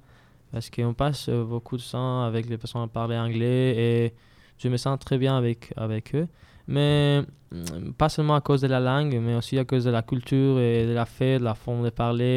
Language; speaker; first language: French; non-native, learner; Spanish